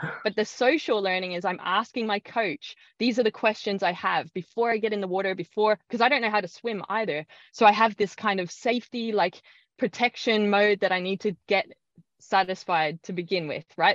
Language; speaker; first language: English; native; English